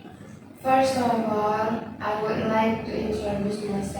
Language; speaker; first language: English; non-native, learner; Indonesian